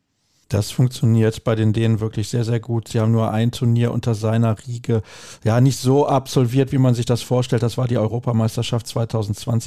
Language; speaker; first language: German; native; German